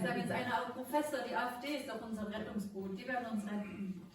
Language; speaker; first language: German; native; German